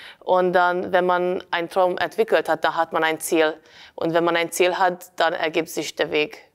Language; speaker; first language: German; non-native, fluent; Hungarian